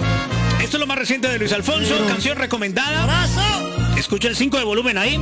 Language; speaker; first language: Spanish; native; Spanish